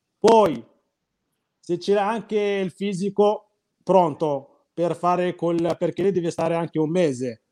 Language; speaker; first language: Italian; non-native, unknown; Arabic